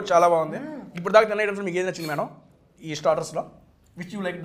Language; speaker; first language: Telugu; native; Telugu